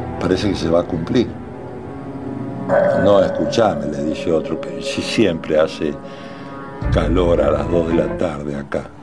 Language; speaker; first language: Spanish; native; Spanish